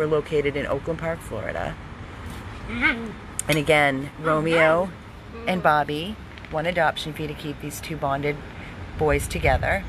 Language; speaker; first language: English; native; English